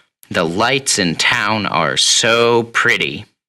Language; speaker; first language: English; native; English